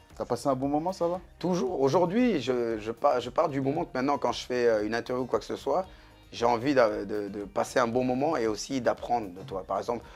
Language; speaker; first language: French; native; French